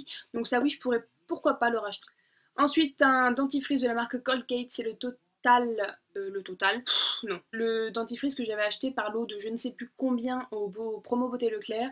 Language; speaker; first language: French; native; French